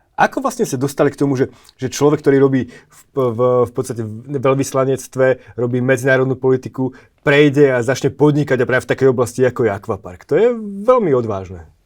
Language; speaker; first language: Slovak; native; Slovak